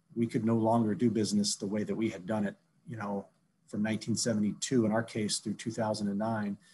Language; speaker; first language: English; native; English